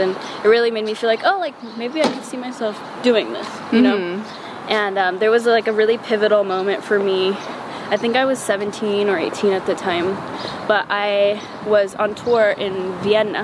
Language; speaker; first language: English; early bilingual, other home language; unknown